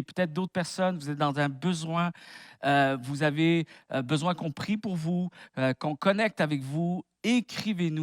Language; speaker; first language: French; native; French